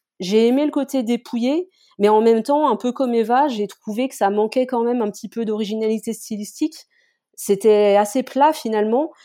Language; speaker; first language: French; native; French